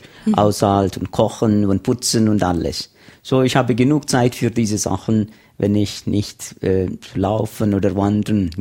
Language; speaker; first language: German; non-native, learner; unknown